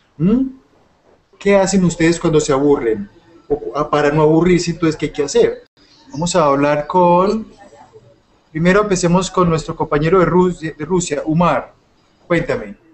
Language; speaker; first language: Spanish; native; Spanish